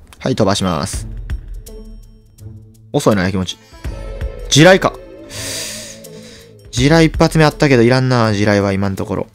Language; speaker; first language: Japanese; native; Japanese